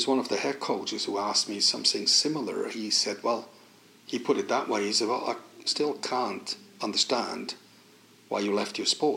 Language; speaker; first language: English; non-native, fluent; Swiss German